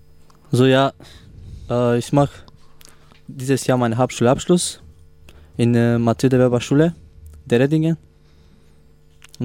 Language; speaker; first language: German; non-native, learner; Romany